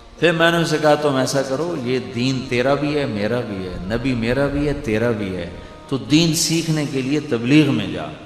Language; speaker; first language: Urdu; non-native, local second language; Punjabi